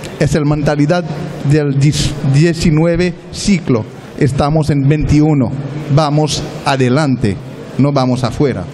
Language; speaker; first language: Spanish; non-native, learner; French